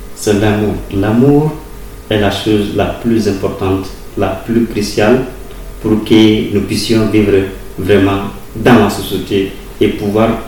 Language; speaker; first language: French; non-native, local second language; Bambara